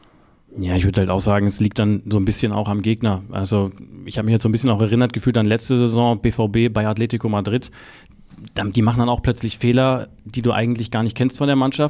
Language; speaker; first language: German; native; German